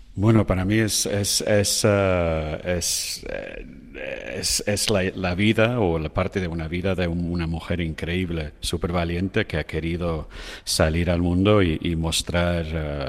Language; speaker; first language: Spanish; non-native, fluent; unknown